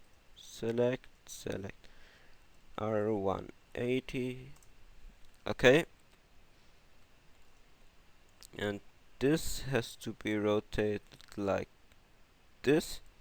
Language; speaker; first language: English; non-native, fluent; German